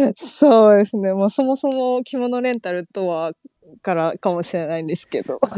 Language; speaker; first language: Japanese; non-native, fluent; Chinese